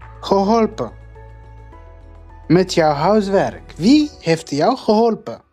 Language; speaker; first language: Dutch; non-native, learner; Tigrinya